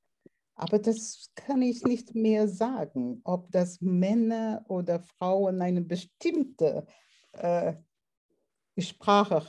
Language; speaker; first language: German; non-native, fluent; Portuguese